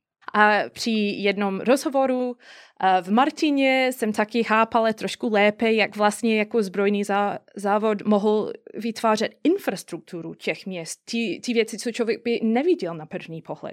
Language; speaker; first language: Czech; non-native, fluent; English